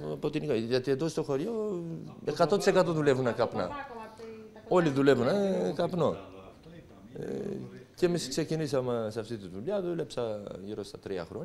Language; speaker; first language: Greek; non-native, local second language; Turkish